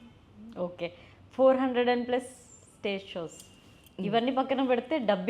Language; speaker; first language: Telugu; native; Telugu